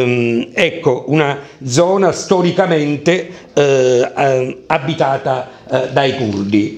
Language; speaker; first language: Italian; native; Italian